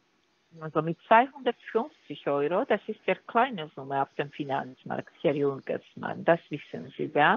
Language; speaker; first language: German; non-native, learner; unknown